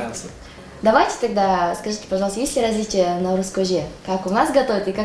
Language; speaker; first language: Russian; non-native, local second language; Kazakh